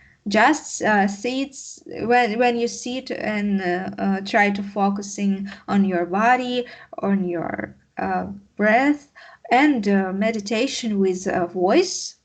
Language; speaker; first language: English; non-native, learner; Russian